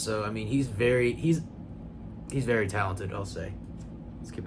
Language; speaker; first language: English; native; English